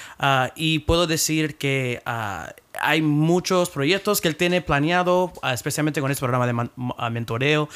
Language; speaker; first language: Spanish; early bilingual, heritage; Spanish